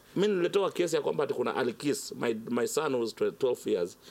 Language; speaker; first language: English; non-native, local second language; Swahili